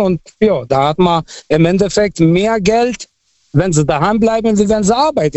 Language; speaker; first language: German; non-native, fluent; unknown